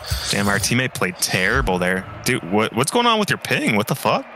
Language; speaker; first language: English; early bilingual, other home language; French